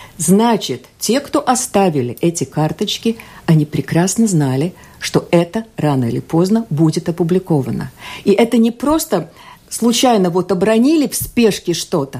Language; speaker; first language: Russian; non-native, local second language; Latvian